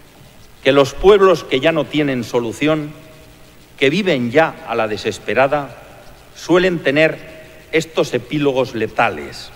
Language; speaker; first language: Spanish; native; Spanish